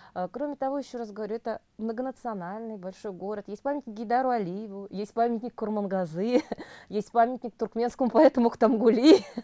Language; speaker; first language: Russian; native; Russian